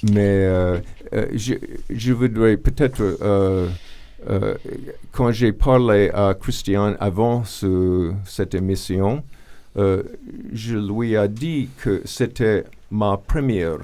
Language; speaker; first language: French; non-native, fluent; English